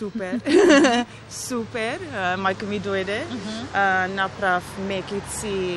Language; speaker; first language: Macedonian; early bilingual, heritage; Macedonian